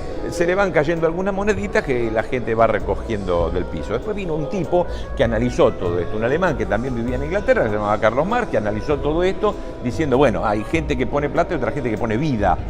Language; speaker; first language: Spanish; native; Spanish